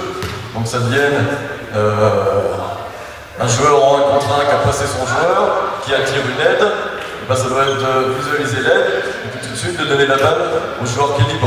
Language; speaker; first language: French; native; French